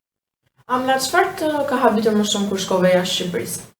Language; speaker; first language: Albanian; native; Albanian